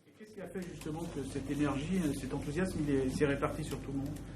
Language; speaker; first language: French; native; French